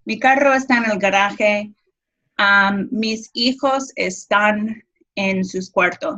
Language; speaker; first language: Spanish; non-native, fluent; English